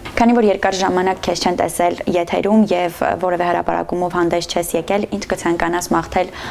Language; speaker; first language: Armenian; native; Armenian